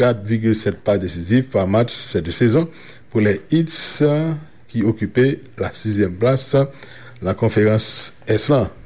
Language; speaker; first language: French; non-native, local second language; Haitian Creole